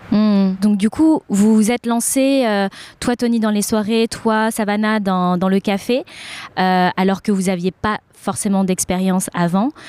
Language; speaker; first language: French; native; French